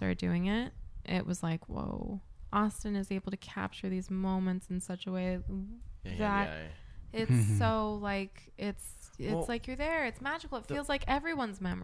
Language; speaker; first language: English; native; English